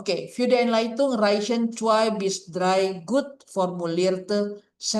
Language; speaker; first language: German; non-native, fluent; Indonesian